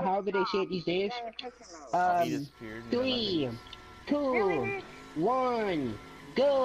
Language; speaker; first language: English; native; English